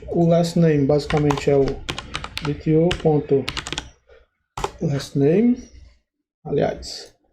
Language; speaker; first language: Portuguese; native; Portuguese